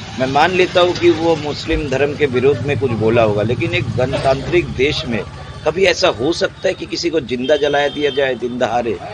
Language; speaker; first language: Hindi; non-native, local second language; Bangla